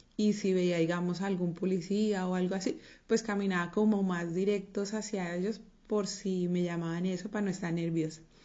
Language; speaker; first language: Spanish; native; Spanish